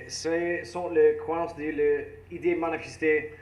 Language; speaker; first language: French; non-native, learner; English